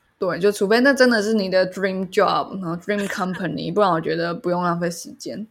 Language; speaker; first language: Chinese; native; Chinese